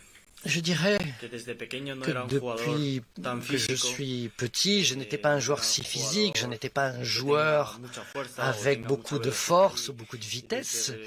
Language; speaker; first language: French; non-native, fluent; Spanish